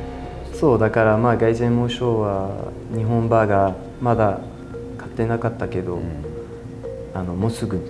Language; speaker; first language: Japanese; non-native, fluent; French